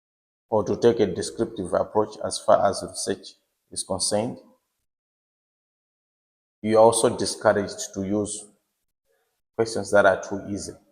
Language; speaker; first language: English; non-native, local second language; Nyanja